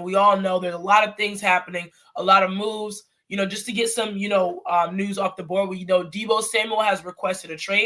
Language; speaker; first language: English; native; English